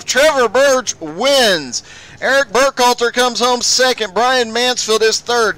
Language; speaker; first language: English; native; English